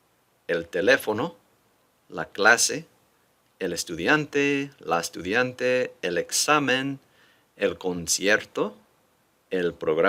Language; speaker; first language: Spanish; non-native, fluent; English